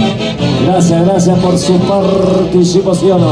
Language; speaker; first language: Spanish; native; Spanish